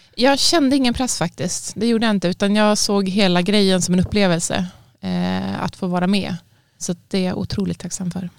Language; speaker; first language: Swedish; native; Swedish